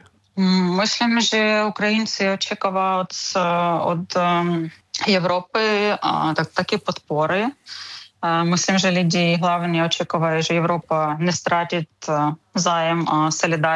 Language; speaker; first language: Czech; non-native, learner; Ukrainian